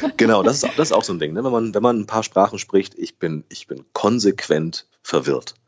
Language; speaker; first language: German; early bilingual, other home language; Portuguese